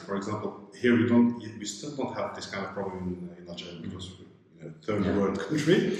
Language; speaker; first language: English; non-native, fluent; Arabic